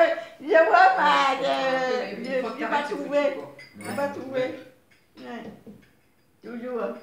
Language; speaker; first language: French; non-native, learner; Vietnamese